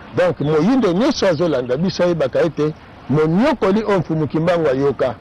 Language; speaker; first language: Lingala; non-native, local second language; Kongo